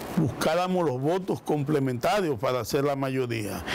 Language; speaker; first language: Spanish; native; Spanish